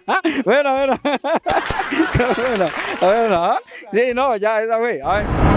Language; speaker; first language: Spanish; native; Spanish